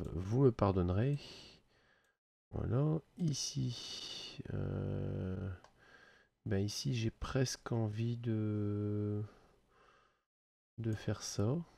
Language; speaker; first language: French; native; French